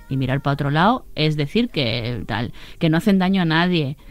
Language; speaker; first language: Spanish; native; Spanish